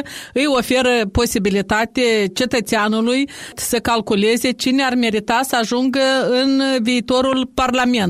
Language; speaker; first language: Romanian; native; Romanian